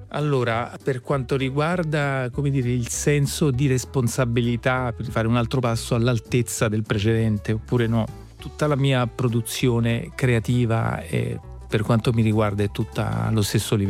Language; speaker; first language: Italian; native; Italian